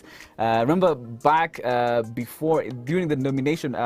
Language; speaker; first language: English; non-native, local second language; Swahili